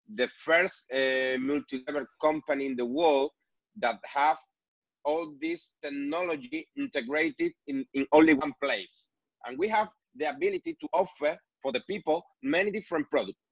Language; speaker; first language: English; non-native, learner; Spanish